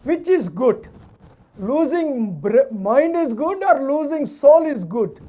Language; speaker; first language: English; non-native, local second language; Telugu